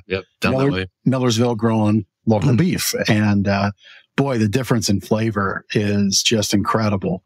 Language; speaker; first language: English; native; English